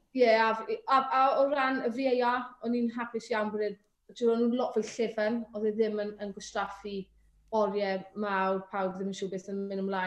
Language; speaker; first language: Welsh; native; Welsh